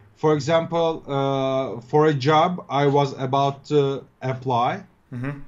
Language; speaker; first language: English; non-native, fluent; Turkish